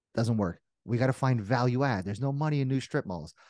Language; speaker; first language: English; native; English